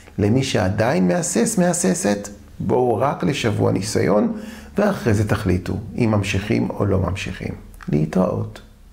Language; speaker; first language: Hebrew; native; Hebrew